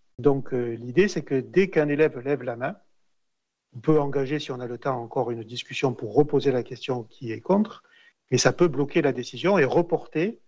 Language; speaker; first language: French; native; French